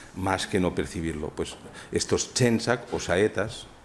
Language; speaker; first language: Spanish; non-native, local second language; Catalan